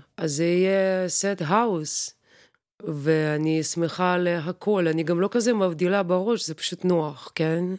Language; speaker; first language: Hebrew; non-native, fluent; Russian